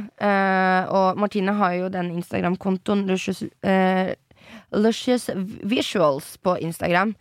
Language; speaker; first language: Norwegian; early bilingual, other home language; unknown